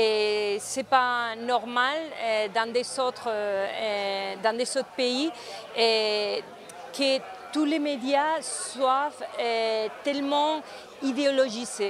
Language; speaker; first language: French; non-native, fluent; Spanish